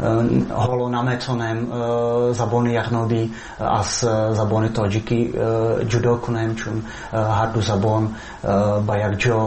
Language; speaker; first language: Persian; non-native, fluent; Czech